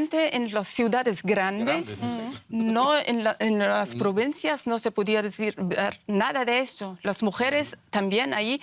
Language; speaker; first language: Spanish; non-native, fluent; Persian